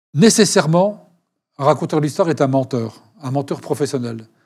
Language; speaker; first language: French; native; French